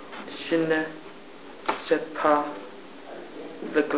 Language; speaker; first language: French; non-native, learner; English